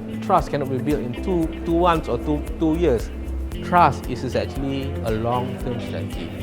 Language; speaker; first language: English; non-native, local second language; Malay